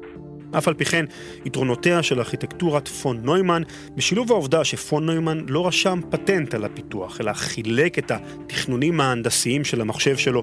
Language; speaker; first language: Hebrew; native; Hebrew